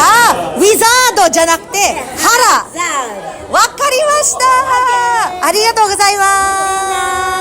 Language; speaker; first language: Japanese; non-native, learner; Filipino